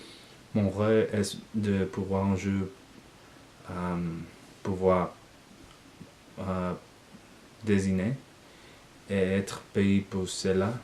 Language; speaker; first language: French; non-native, learner; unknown